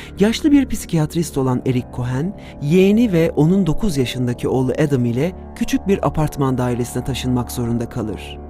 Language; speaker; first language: Turkish; native; Turkish